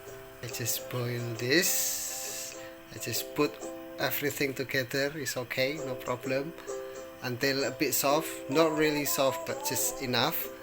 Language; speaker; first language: English; non-native, learner; Indonesian